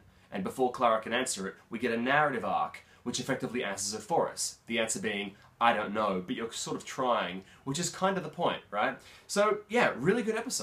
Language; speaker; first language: English; native; English